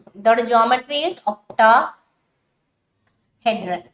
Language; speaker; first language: English; non-native, local second language; Tamil